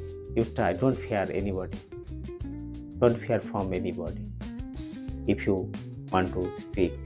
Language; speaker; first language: English; non-native, learner; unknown